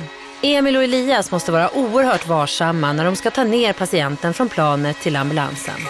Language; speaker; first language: Swedish; native; Swedish